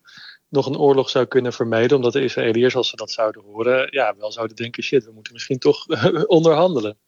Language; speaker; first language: Dutch; native; Dutch